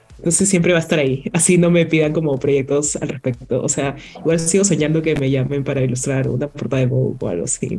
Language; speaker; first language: Spanish; native; Spanish